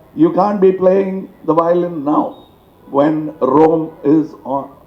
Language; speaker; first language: English; non-native, local second language; Tamil